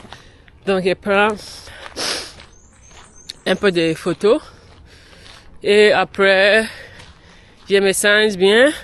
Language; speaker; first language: French; non-native, learner; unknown